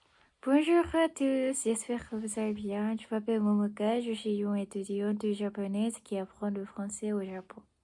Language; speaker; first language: French; non-native, learner; Japanese